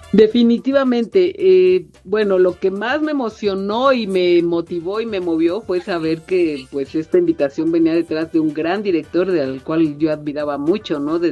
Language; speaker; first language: Spanish; native; Spanish